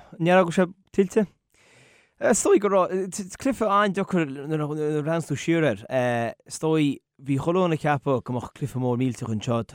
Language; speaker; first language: Irish; non-native, local second language; English